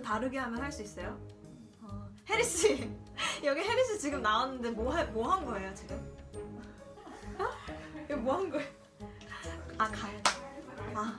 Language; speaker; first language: Korean; early bilingual, heritage; Korean